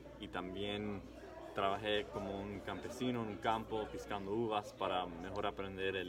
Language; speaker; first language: Spanish; early bilingual, heritage; English